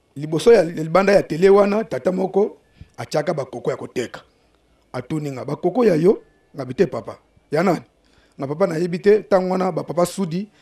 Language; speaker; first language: Lingala; non-native, local second language; Kongo